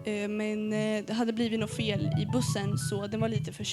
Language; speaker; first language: Swedish; early bilingual, other home language; Arabic